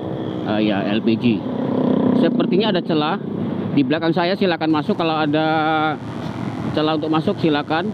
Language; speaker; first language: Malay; non-native, local second language; Javanese